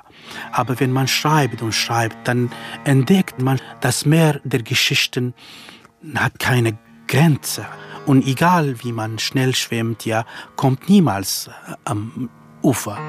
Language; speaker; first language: German; non-native, fluent; Kurdish